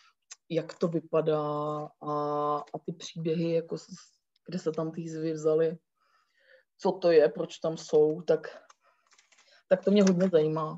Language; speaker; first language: Czech; native; Czech